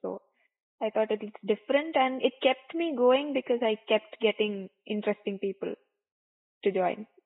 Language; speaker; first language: English; non-native, local second language; Malayalam